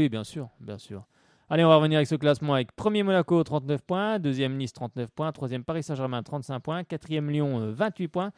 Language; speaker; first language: French; native; French